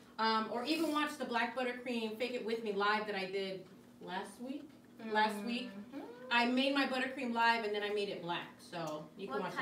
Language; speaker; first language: English; native; English